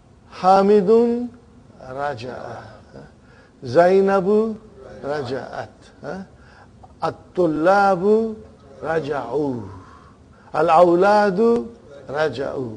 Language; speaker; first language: Arabic; non-native, fluent; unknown